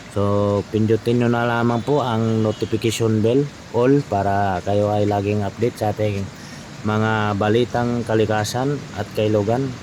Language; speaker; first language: Filipino; native; Filipino